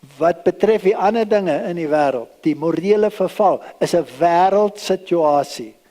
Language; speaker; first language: Afrikaans; early bilingual, other home language; German